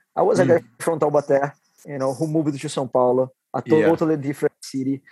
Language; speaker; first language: English; non-native, fluent; Portuguese